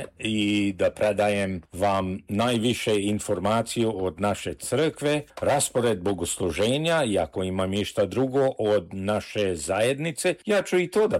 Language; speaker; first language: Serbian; early bilingual, heritage; Serbian